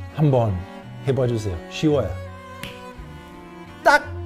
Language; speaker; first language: Korean; non-native, fluent; Italian